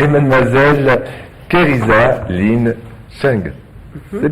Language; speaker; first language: French; native; French